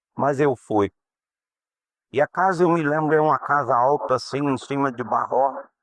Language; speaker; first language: Portuguese; non-native, fluent; English